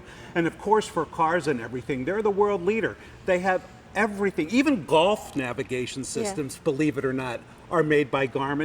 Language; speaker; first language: English; native; English